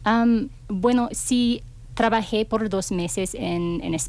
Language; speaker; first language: Spanish; non-native, fluent; English